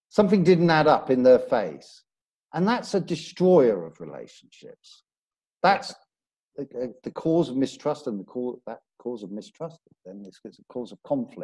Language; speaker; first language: English; native; English